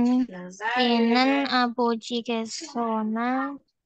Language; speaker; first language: Korean; non-native, learner; Indonesian